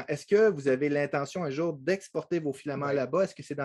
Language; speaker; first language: French; native; French